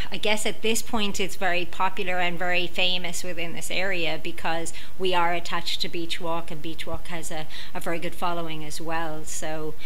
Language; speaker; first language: English; native; English